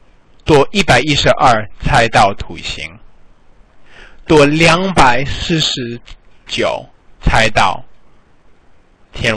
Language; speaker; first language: Chinese; non-native, fluent; English